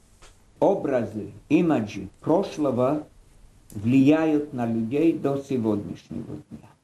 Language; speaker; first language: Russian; non-native, fluent; Polish